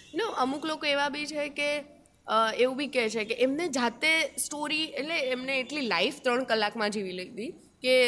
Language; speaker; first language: Gujarati; native; Gujarati